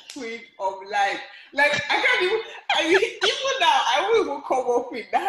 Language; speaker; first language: English; non-native, local second language; Yoruba